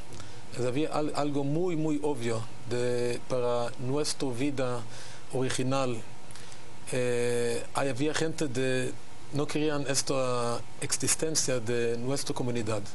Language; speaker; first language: Spanish; non-native, learner; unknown